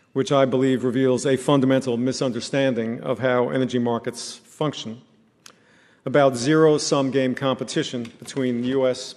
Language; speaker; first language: English; native; English